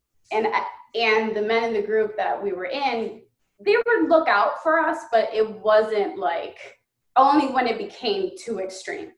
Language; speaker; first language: English; early bilingual, other home language; Spanish